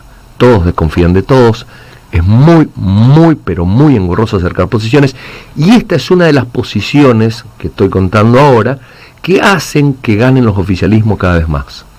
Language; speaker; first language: Spanish; native; Spanish